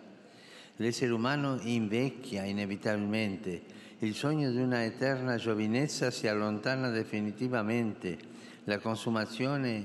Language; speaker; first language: Italian; non-native, fluent; Spanish